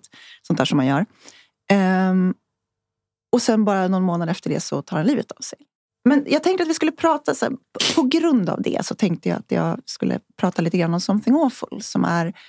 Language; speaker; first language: Swedish; native; Swedish